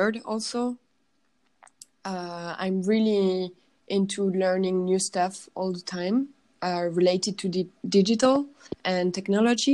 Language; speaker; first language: English; non-native, fluent; French